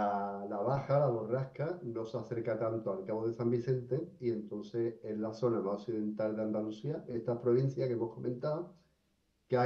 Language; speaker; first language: Spanish; native; Spanish